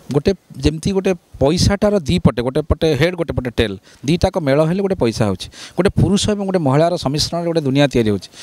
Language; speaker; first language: Odia; native; Odia